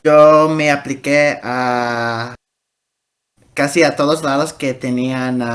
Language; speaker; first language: Spanish; early bilingual, heritage; Spanish